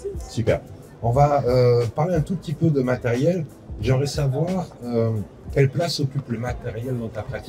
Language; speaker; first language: French; native; French